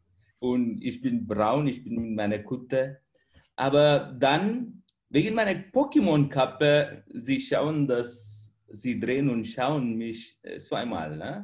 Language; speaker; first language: German; non-native, fluent; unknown